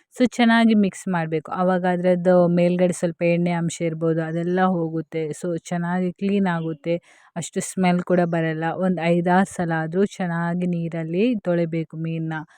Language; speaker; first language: Kannada; non-native, local second language; Tulu